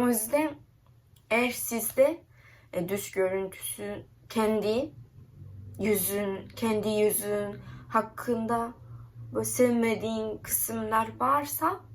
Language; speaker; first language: Turkish; non-native, learner; Japanese